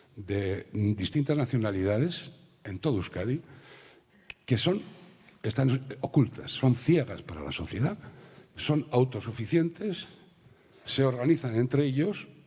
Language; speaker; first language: Spanish; native; Spanish